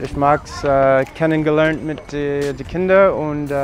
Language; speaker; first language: German; non-native, learner; English